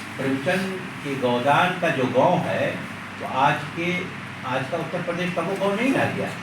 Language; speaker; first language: Urdu; native; Urdu